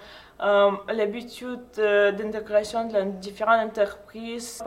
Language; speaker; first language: French; non-native, fluent; Russian